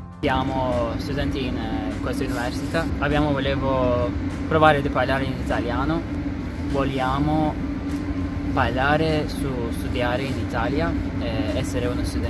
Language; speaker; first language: Italian; non-native, learner; Turkish